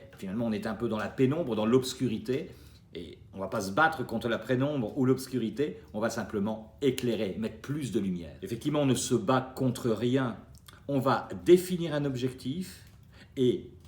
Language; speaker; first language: French; native; French